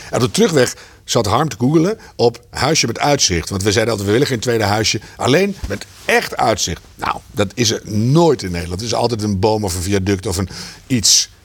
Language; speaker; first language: Dutch; native; Dutch